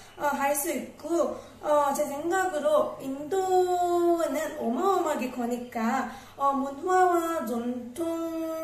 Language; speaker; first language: Korean; non-native, learner; Tamil